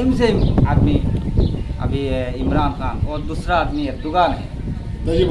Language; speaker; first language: Hindi; non-native, learner; Bangla